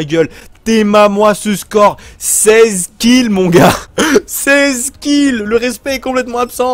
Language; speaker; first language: French; native; French